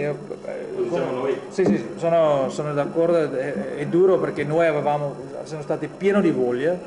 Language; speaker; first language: Italian; non-native, learner; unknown